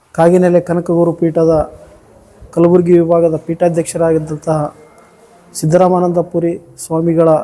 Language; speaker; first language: Kannada; native; Kannada